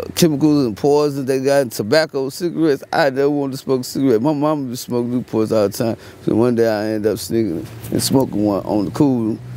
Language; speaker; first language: English; native; English